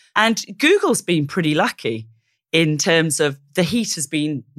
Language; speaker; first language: English; native; English